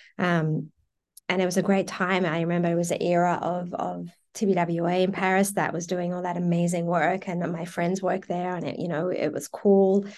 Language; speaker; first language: English; early bilingual, other home language; Persian